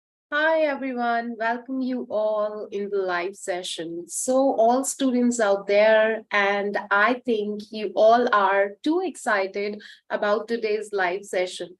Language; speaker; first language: English; non-native, local second language; Hindi